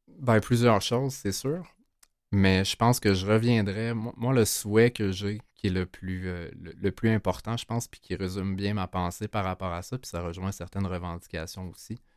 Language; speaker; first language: French; native; French